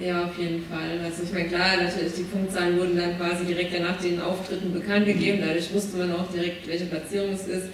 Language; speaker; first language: German; native; German